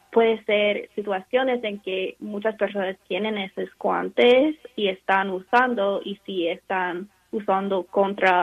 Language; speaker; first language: Spanish; non-native, fluent; English